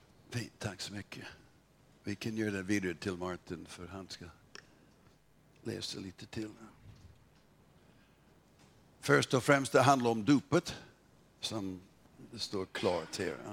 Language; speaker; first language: Swedish; non-native, fluent; English